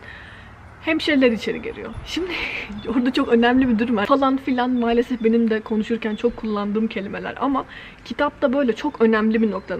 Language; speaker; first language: Turkish; native; Turkish